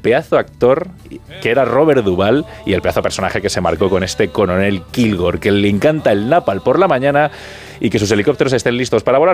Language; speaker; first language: Spanish; native; Spanish